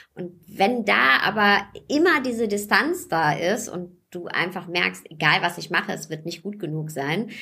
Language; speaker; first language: German; early bilingual, other home language; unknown